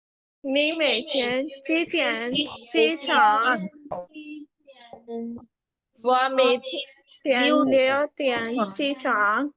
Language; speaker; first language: Chinese; non-native, learner; Urdu